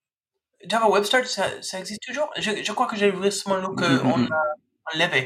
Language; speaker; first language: French; non-native, fluent; English